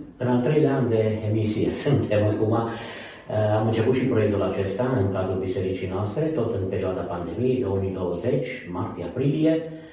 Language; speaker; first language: Romanian; native; Romanian